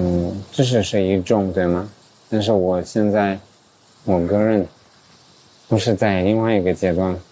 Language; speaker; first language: Chinese; early bilingual, heritage; English